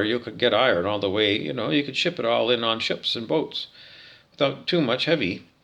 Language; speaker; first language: English; native; English